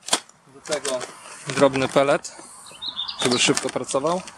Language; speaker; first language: Polish; native; Polish